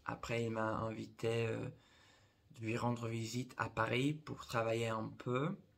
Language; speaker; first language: French; non-native, fluent; Croatian